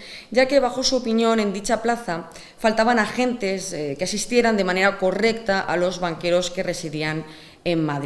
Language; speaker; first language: Spanish; native; Spanish